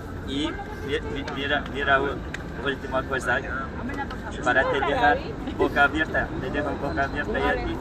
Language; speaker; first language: Spanish; non-native, learner; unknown